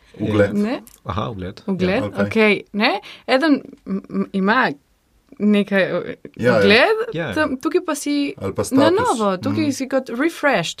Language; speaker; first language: Slovenian; early bilingual, heritage; Slovenian